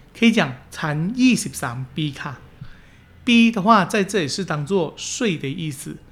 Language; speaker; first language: Chinese; early bilingual, heritage; Chinese